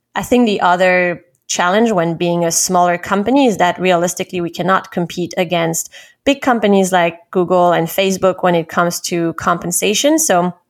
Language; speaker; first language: English; non-native, fluent; French